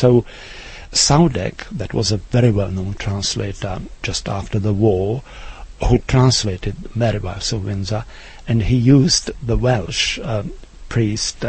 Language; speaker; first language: English; non-native, fluent; Czech